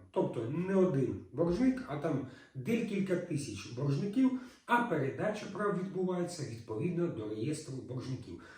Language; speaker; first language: Ukrainian; native; Ukrainian